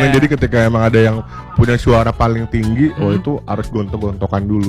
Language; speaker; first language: Indonesian; native; Indonesian